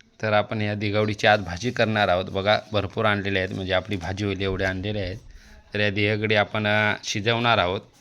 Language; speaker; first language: Marathi; non-native, local second language; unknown